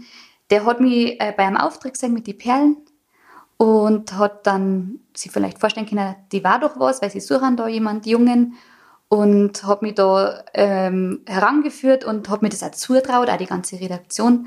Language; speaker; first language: German; native; German